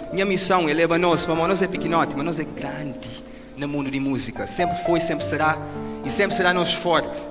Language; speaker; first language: Portuguese; non-native, local second language; Kabuverdianu